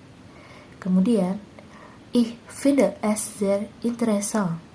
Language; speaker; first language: German; non-native, learner; Indonesian